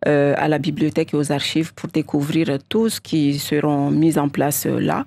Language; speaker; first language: French; non-native, local second language; Comorian